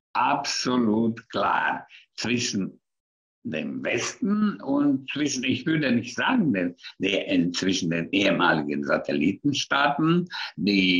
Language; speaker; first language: German; non-native, fluent; Hungarian